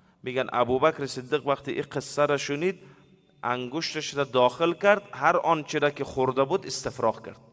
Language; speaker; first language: Persian; native; Persian